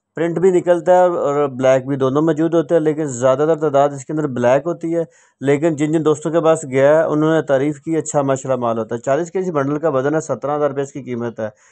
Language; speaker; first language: Urdu; native; Urdu